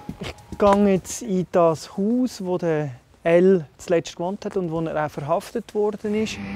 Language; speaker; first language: German; native; German